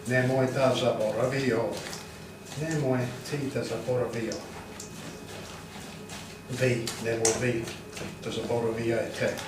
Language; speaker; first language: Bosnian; non-native, learner; English